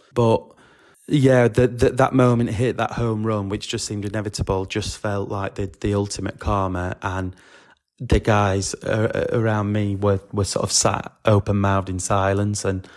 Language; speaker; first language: English; native; English